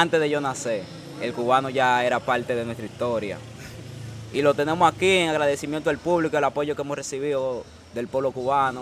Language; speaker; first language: Spanish; native; Spanish